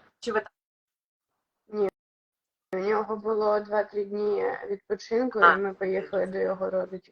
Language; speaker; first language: Ukrainian; non-native, local second language; Russian